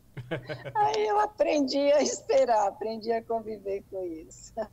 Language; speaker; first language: Portuguese; native; Portuguese